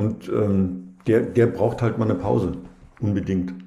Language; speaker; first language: German; native; German